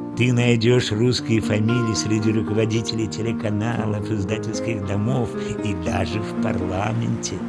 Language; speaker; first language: Russian; native; Russian